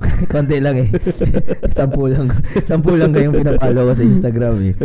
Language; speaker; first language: Filipino; non-native, local second language; Cebuano